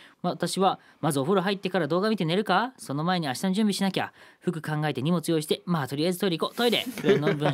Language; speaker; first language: Japanese; native; Japanese